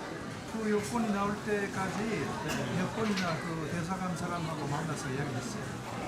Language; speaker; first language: Korean; early bilingual, heritage; Japanese